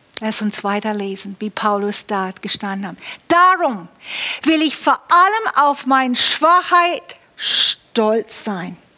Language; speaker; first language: German; non-native, fluent; English